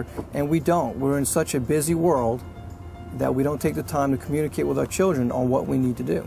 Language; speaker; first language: English; native; English